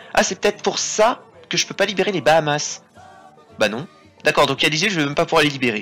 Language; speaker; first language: French; native; French